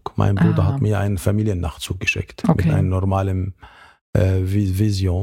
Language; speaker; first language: German; non-native, learner; Arabic